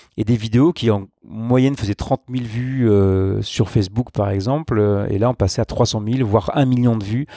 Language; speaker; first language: French; native; French